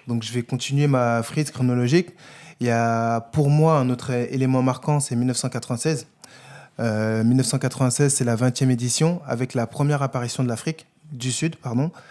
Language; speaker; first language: French; native; French